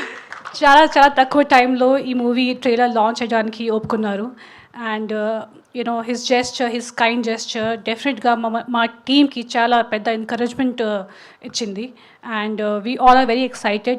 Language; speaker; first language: Telugu; non-native, local second language; Hindi